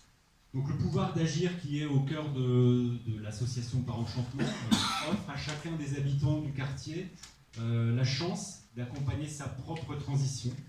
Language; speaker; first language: French; native; French